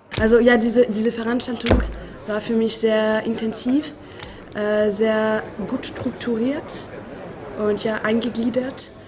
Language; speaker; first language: German; non-native, fluent; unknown